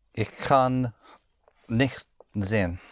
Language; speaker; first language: German; non-native, learner; English